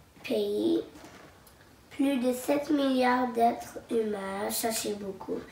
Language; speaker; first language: French; non-native, local second language; English